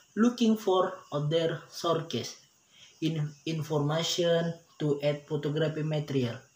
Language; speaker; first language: English; non-native, learner; Indonesian